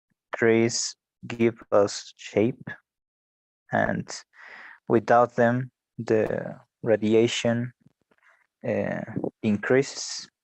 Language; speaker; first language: English; non-native, learner; Spanish